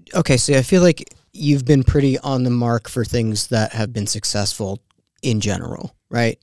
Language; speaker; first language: English; native; English